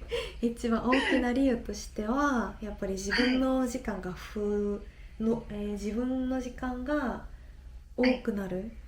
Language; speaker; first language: Japanese; non-native, fluent; Korean